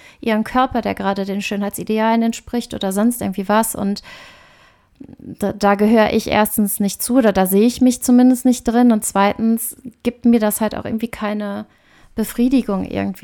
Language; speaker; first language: German; native; German